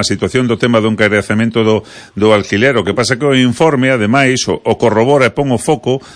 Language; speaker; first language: Galician; non-native, local second language; Spanish